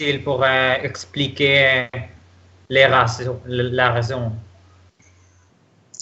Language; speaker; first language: French; non-native, learner; Spanish